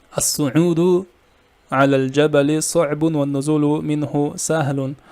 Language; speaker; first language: Arabic; non-native, fluent; Kazakh